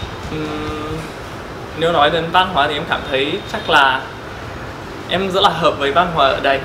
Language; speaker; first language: Vietnamese; non-native, fluent; English